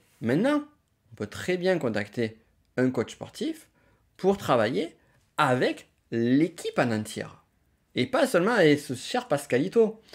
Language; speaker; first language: French; native; French